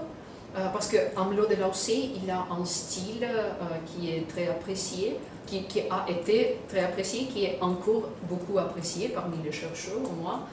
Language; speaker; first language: French; non-native, fluent; Russian